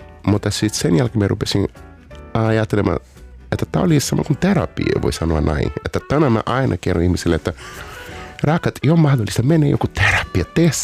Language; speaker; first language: Finnish; non-native, learner; Portuguese